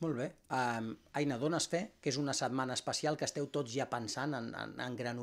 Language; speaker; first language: Catalan; native; Catalan